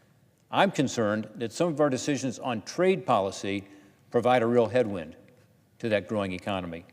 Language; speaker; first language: English; native; English